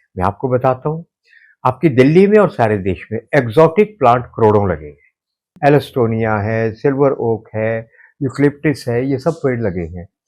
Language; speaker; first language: Hindi; native; Hindi